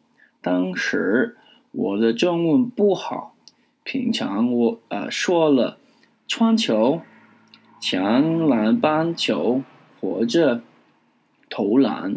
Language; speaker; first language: Chinese; non-native, learner; English